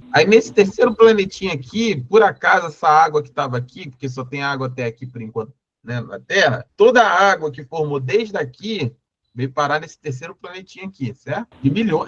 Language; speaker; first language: Portuguese; native; Portuguese